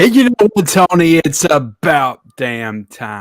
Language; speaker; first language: English; native; English